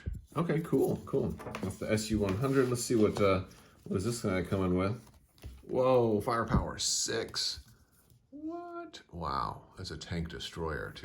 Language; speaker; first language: English; native; English